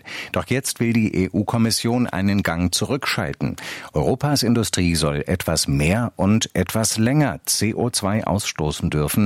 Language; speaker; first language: German; native; German